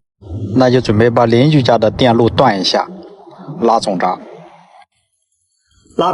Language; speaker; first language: Chinese; native; Chinese